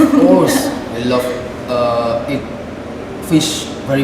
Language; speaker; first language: English; non-native, fluent; Indonesian